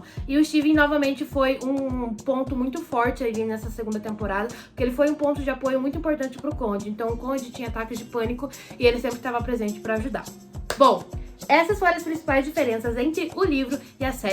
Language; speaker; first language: Portuguese; native; Portuguese